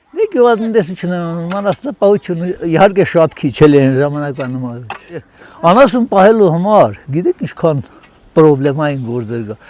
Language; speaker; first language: Armenian; native; Armenian